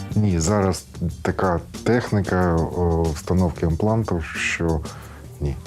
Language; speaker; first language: Ukrainian; non-native, local second language; Russian